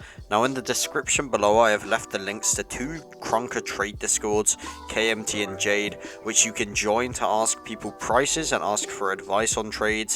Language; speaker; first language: English; native; English